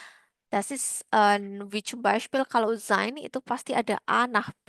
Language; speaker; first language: German; non-native, learner; Indonesian